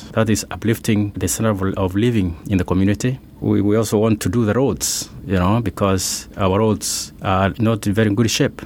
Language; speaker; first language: English; non-native, local second language; Meru